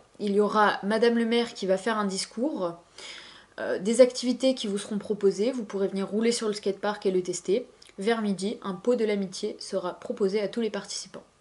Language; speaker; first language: French; native; French